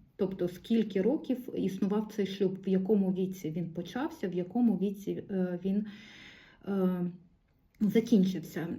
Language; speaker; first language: Ukrainian; non-native, local second language; Russian